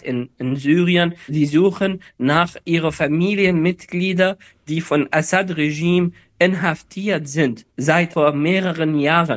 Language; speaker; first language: German; non-native, fluent; Arabic